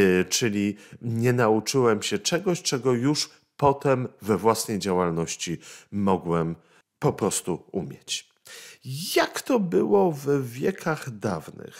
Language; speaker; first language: Polish; native; Polish